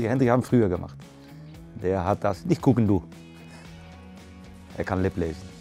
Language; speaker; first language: German; non-native, fluent; Dutch